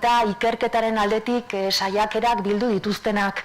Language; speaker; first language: Basque; native; Basque